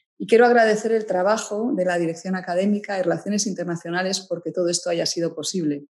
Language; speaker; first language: Spanish; native; Spanish